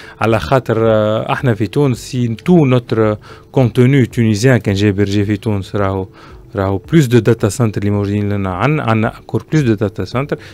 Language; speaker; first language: French; non-native, local second language; Arabic